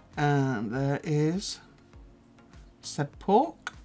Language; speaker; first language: English; native; English